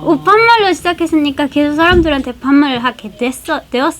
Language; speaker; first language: Korean; non-native, fluent; Spanish